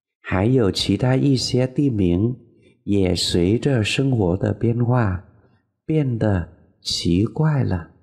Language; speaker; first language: Chinese; non-native, fluent; Vietnamese